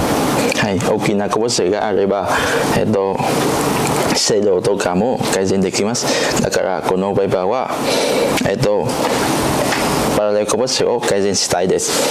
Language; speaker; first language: Japanese; non-native, learner; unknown